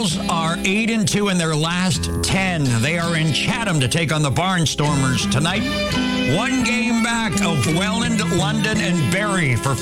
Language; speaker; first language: English; native; English